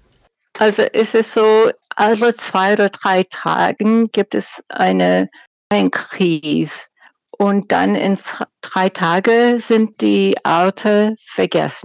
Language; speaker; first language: German; non-native, fluent; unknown